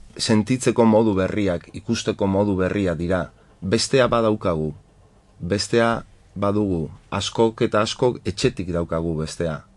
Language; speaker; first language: Basque; non-native, local second language; Spanish